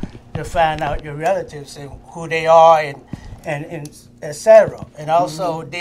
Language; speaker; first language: English; native; English